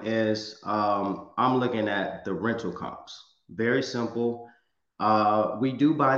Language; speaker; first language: English; native; English